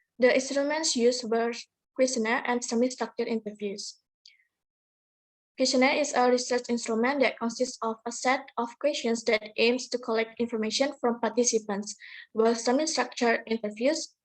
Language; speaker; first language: English; non-native, learner; Indonesian